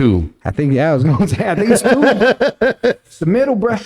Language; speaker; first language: English; native; English